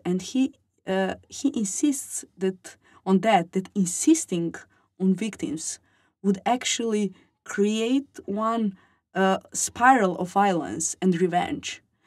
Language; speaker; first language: English; non-native, fluent; Serbian